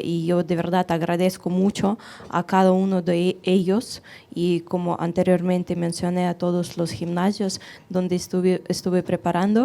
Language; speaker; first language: Spanish; non-native, fluent; Russian